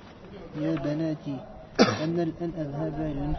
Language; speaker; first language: Arabic; non-native, learner; French